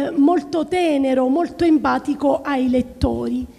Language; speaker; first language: Italian; native; Italian